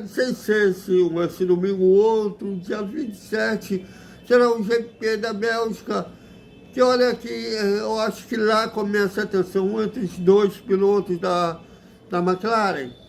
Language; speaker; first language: Portuguese; native; Portuguese